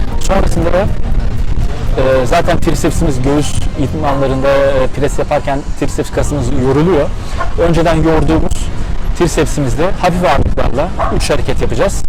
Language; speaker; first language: Turkish; native; Turkish